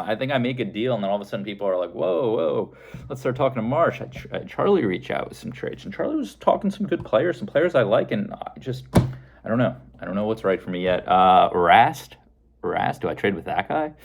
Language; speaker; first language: English; native; English